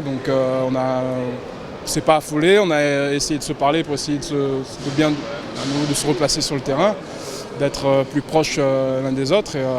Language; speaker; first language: French; native; French